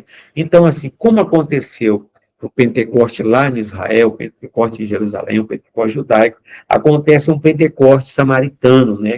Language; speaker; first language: Portuguese; native; Portuguese